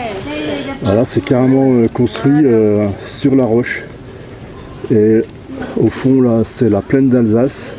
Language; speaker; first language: French; native; French